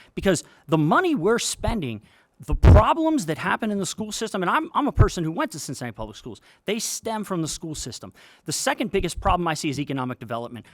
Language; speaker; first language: English; native; English